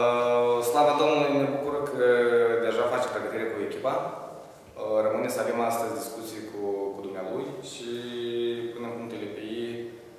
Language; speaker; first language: Romanian; native; Romanian